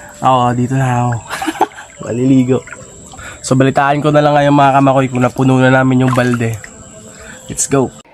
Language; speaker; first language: Filipino; non-native, local second language; Hiligaynon